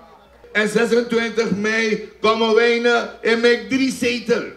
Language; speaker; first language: Dutch; non-native, local second language; Sranan Tongo